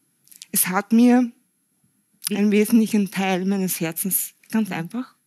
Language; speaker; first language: German; native; German